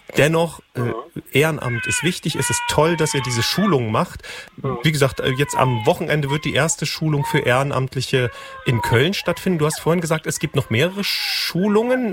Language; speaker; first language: German; native; German